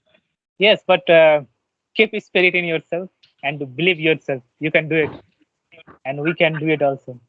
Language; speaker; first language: English; non-native, learner; Bangla